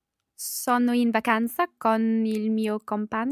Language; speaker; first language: Italian; non-native, learner; English